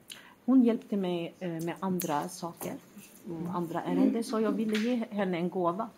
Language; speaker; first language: Swedish; non-native, fluent; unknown